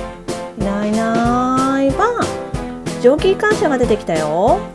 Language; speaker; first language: Japanese; native; Japanese